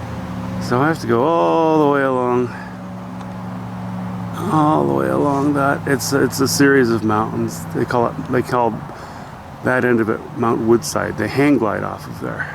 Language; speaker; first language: English; native; English